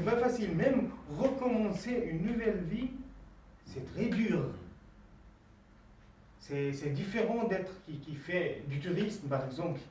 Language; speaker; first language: French; non-native, fluent; Arabic